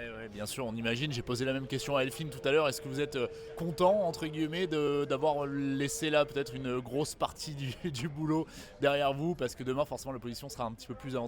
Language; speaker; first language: French; native; French